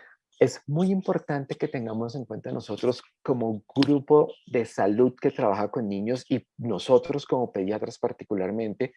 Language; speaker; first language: Spanish; native; Spanish